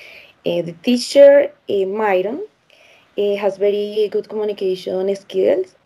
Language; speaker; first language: English; non-native, learner; Spanish